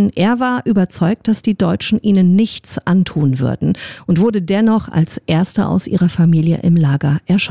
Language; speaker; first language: German; native; German